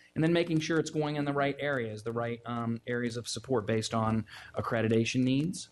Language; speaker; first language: English; native; English